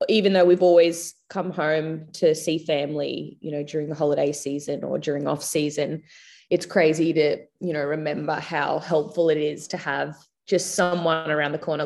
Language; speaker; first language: English; native; English